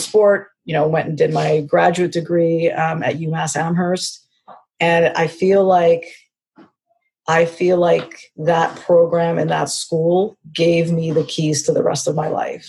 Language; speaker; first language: English; native; English